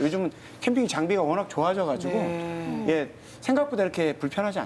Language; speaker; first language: Korean; native; Korean